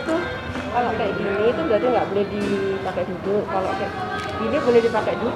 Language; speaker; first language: Indonesian; native; Indonesian